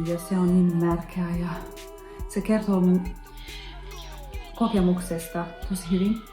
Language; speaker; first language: Finnish; non-native, fluent; Turkish